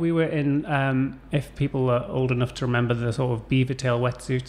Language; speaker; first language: English; native; English